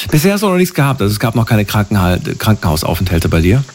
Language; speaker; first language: German; native; German